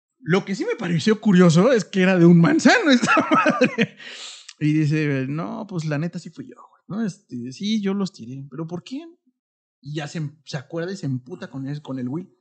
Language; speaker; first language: Spanish; native; Spanish